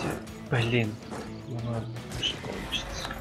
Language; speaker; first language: Russian; native; Russian